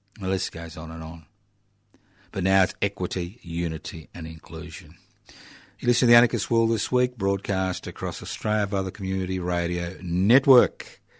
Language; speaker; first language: English; early bilingual, other home language; Italian